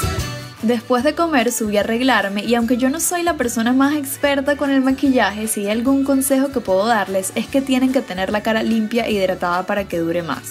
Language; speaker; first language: Spanish; native; Spanish